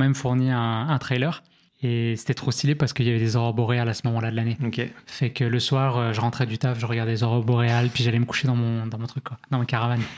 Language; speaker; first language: French; native; French